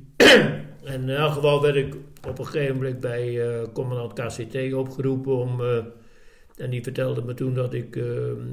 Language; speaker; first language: Dutch; native; Dutch